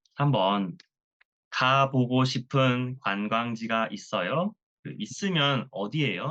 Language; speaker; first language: Korean; non-native, fluent; Thai